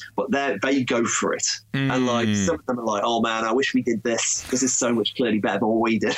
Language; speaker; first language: English; native; English